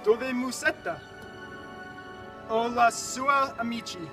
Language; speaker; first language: Italian; non-native, learner; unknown